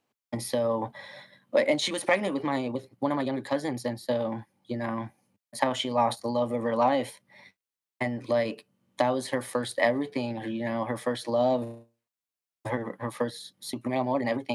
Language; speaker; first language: English; early bilingual, other home language; Spanish